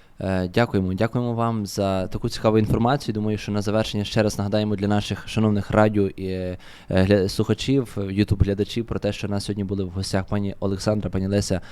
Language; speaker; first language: Ukrainian; native; Ukrainian